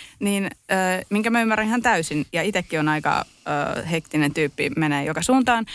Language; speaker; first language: Finnish; early bilingual, other home language; Estonian